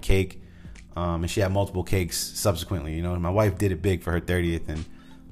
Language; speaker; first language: English; native; English